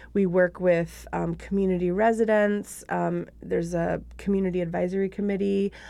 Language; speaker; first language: English; native; English